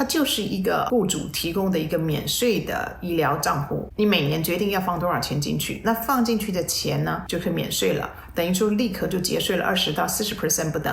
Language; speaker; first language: Chinese; native; Chinese